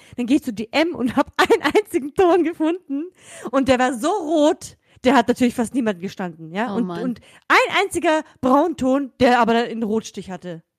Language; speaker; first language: German; native; German